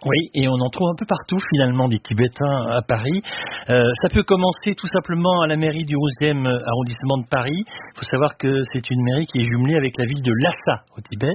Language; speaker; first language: French; native; French